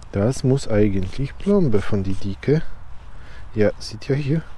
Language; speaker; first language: German; non-native, learner; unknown